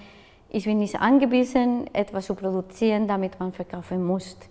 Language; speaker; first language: German; non-native, fluent; Spanish